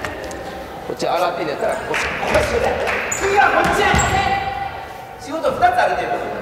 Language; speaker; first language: Japanese; native; Japanese